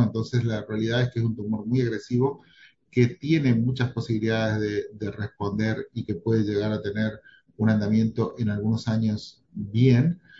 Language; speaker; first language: Spanish; native; Spanish